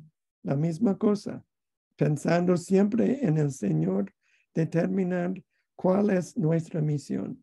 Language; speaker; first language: Spanish; non-native, fluent; English